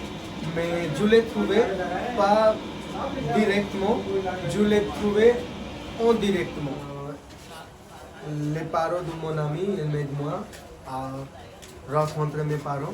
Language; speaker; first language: French; non-native, learner; Hindi